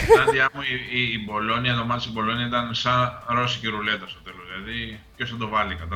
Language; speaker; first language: Greek; native; Greek